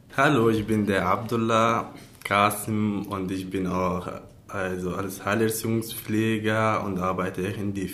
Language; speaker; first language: German; non-native, learner; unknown